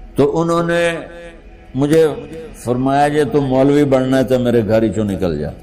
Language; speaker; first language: Urdu; non-native, local second language; Punjabi